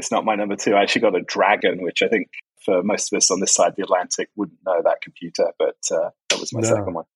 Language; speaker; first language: English; native; English